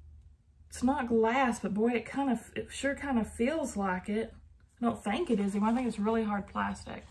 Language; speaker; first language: English; native; English